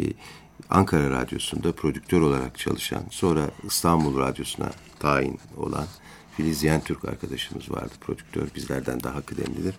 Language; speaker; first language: Turkish; native; Turkish